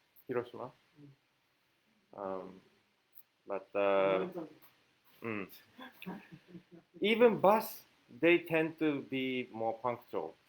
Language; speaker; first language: English; non-native, fluent; Japanese